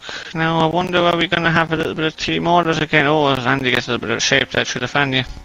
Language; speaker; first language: English; native; English